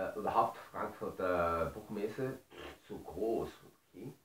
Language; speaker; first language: German; non-native, fluent; Spanish